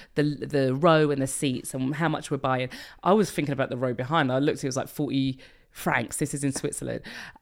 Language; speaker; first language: English; native; English